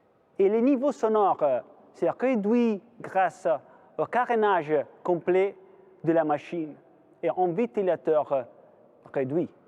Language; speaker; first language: French; non-native, fluent; Italian